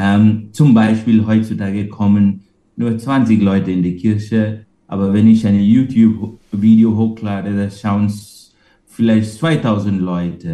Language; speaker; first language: German; non-native, fluent; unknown